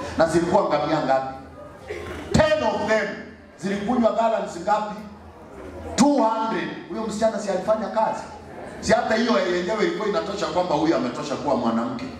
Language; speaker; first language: Swahili; non-native, local second language; Gusii